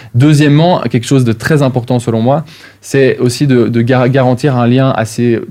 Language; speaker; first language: French; native; French